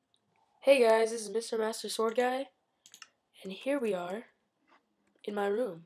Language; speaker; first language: English; native; English